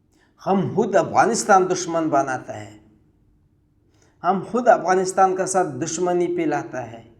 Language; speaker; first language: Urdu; non-native, learner; Pashto